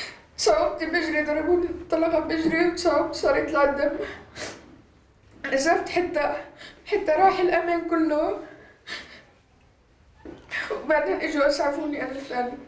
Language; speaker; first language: Arabic; native; Arabic